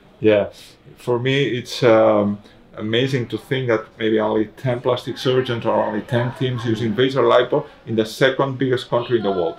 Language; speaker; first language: English; non-native, fluent; Spanish